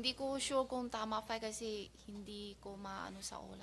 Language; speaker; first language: Filipino; non-native, learner; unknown